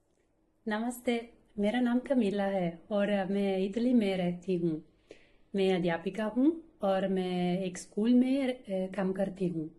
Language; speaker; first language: Hindi; non-native, learner; Italian